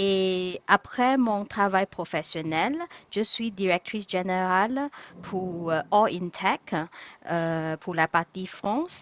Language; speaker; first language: French; non-native, fluent; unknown